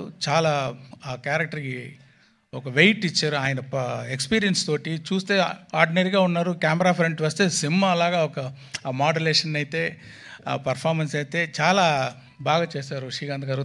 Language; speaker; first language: Telugu; non-native, local second language; Tamil